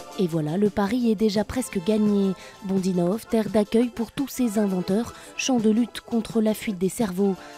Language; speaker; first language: French; native; French